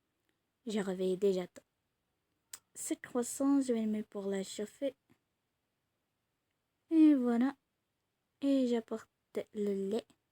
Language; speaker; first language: French; non-native, learner; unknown